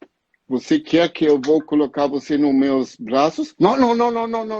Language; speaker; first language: Portuguese; non-native, fluent; German